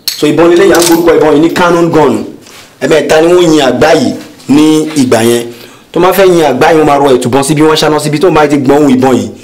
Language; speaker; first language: Yoruba; non-native, local second language; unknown